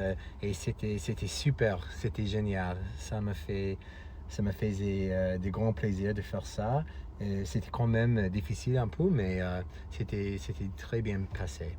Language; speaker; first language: French; non-native, fluent; English